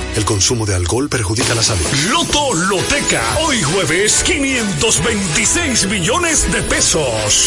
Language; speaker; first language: Spanish; native; Spanish